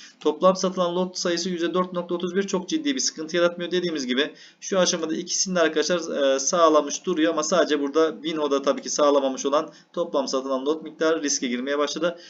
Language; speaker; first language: Turkish; native; Turkish